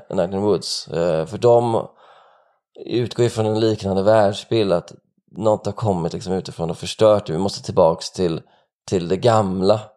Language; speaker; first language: Swedish; native; Swedish